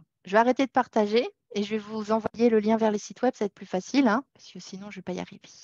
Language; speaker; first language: French; native; French